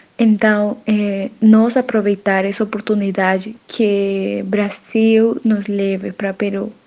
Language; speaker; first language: Portuguese; non-native, learner; Spanish